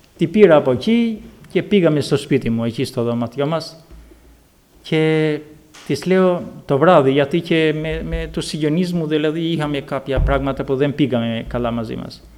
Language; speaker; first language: Greek; non-native, fluent; Albanian